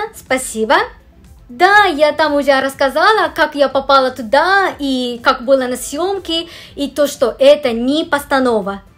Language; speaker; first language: Russian; non-native, fluent; Japanese